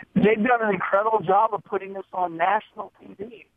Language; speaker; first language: English; native; English